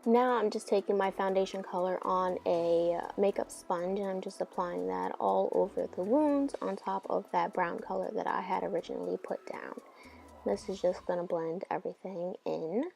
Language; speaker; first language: English; native; English